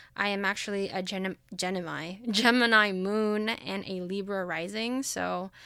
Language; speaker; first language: English; early bilingual, other home language; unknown